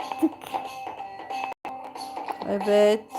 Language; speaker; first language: Turkish; native; Turkish